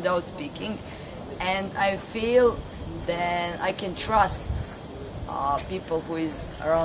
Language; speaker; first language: English; non-native, learner; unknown